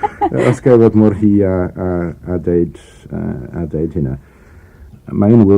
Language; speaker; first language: Welsh; native; Welsh